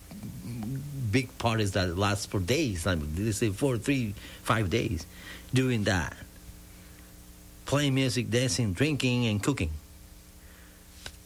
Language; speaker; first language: English; non-native, fluent; Spanish